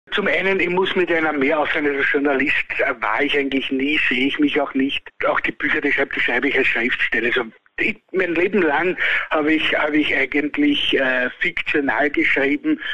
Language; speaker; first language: German; native; German